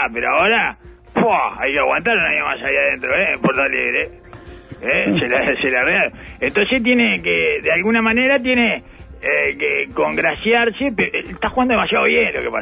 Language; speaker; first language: Spanish; native; Spanish